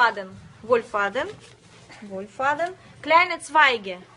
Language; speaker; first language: German; non-native, fluent; Russian